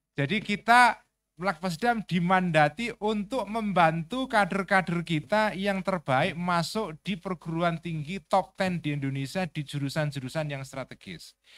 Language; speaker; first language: Indonesian; native; Indonesian